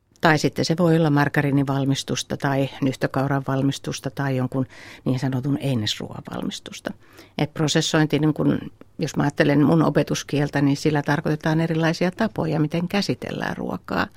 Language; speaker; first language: Finnish; native; Finnish